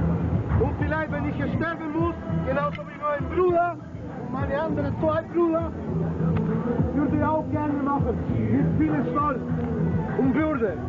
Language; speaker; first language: German; non-native, learner; Spanish